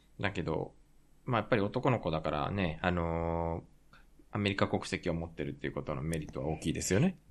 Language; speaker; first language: Japanese; native; Japanese